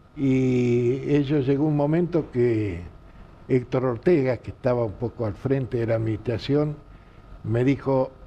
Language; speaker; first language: Spanish; native; Spanish